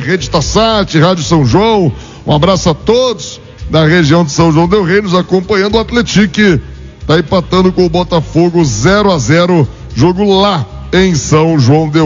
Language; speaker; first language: Portuguese; native; Portuguese